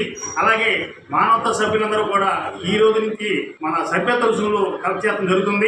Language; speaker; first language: Telugu; native; Telugu